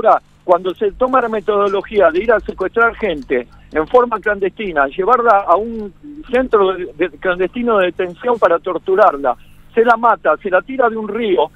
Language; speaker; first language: Spanish; native; Spanish